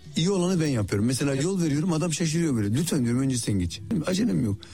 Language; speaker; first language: Turkish; native; Turkish